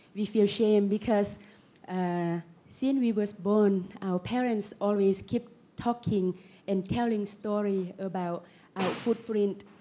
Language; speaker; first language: English; non-native, learner; Lao